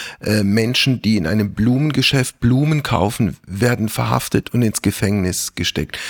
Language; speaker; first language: German; native; German